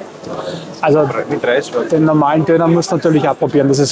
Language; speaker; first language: German; native; German